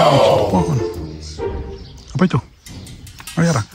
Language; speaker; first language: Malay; non-native, learner; Spanish